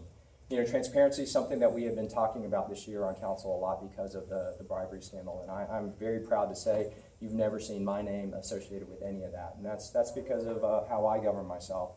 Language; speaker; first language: English; native; English